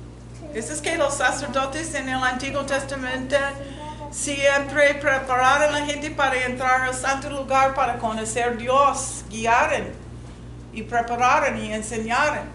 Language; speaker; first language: Spanish; non-native, learner; English